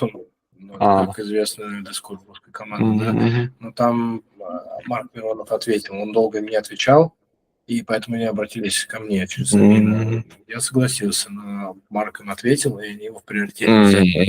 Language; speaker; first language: Russian; native; Russian